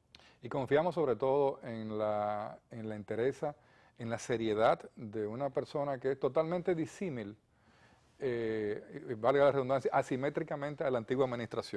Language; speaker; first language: Spanish; native; Spanish